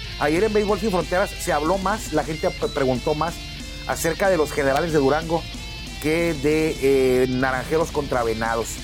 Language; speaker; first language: Spanish; native; Spanish